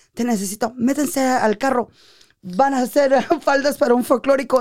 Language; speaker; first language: Spanish; early bilingual, heritage; Spanish